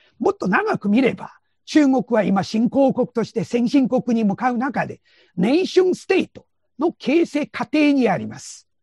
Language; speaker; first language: Japanese; non-native, fluent; Chinese